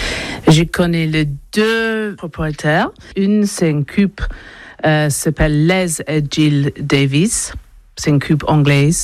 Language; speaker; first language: French; non-native, learner; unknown